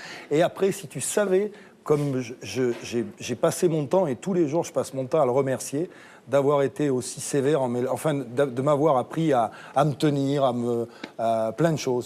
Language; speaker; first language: French; native; French